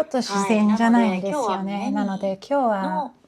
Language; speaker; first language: Japanese; non-native, learner; English